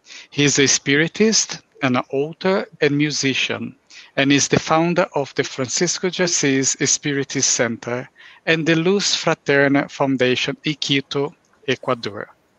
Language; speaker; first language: English; non-native, fluent; Portuguese